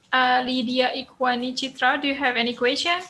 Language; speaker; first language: English; non-native, fluent; Indonesian